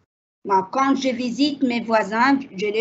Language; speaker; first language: French; non-native, learner; Arabic